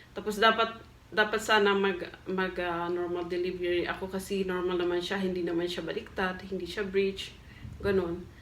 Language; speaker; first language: Filipino; non-native, local second language; Cebuano